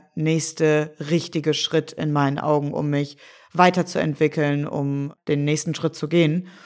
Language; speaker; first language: German; native; German